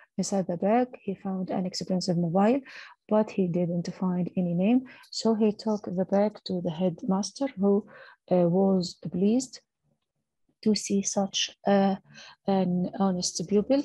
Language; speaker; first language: English; non-native, fluent; Arabic